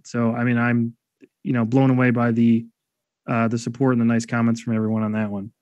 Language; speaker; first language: English; native; English